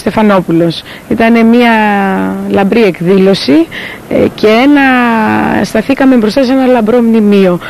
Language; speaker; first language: Greek; native; Greek